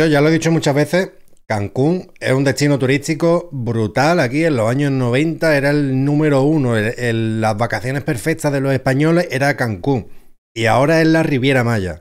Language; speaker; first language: Spanish; native; Spanish